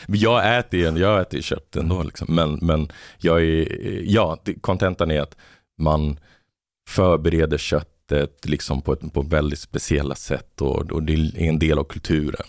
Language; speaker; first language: Swedish; native; Swedish